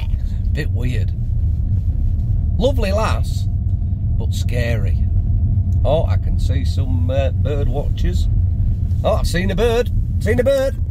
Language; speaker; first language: English; native; English